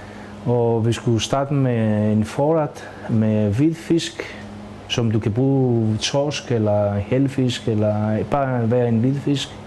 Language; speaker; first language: Danish; non-native, fluent; Greek